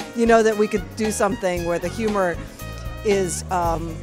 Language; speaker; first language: English; native; English